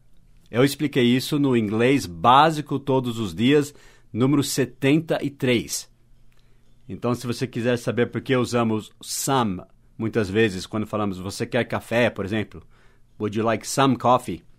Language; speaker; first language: Portuguese; non-native, fluent; English